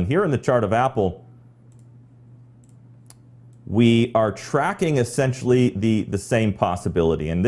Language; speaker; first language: English; native; English